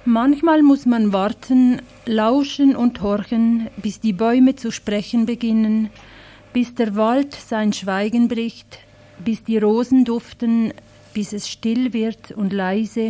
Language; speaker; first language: German; native; German